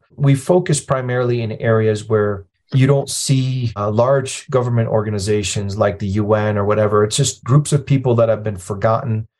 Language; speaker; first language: English; early bilingual, other home language; Arabic